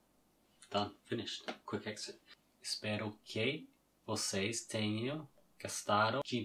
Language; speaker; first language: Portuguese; non-native, learner; English